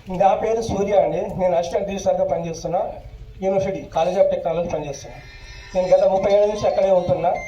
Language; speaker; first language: Telugu; non-native, local second language; Lambadi